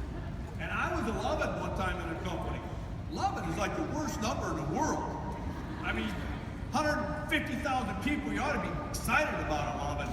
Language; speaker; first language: English; native; English